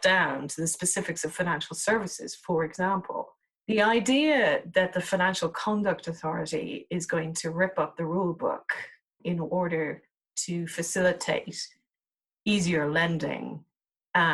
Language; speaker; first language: English; native; English